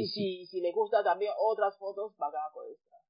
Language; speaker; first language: Spanish; non-native, fluent; Chinese